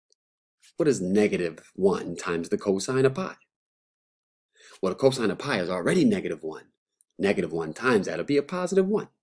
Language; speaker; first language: English; native; English